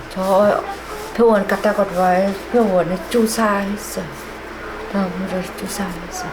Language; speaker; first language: Korean; non-native, learner; Vietnamese